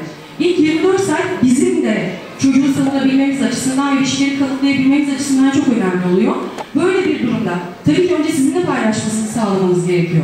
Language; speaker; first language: Turkish; native; Turkish